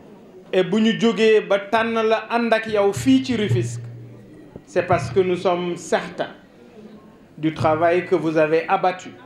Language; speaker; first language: French; non-native, local second language; Wolof